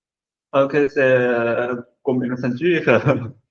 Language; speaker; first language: French; non-native, learner; Chinese